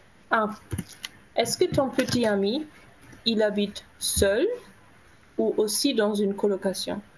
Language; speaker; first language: French; native; French